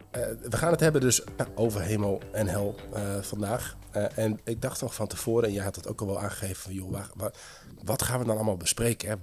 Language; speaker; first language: Dutch; native; Dutch